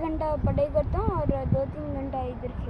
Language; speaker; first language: Hindi; early bilingual, other home language; Nepali